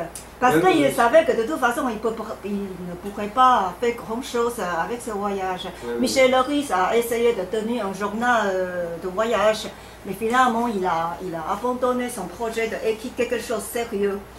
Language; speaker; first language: French; non-native, fluent; Chinese